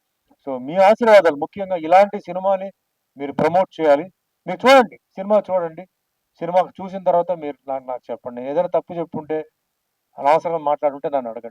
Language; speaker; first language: Telugu; native; Telugu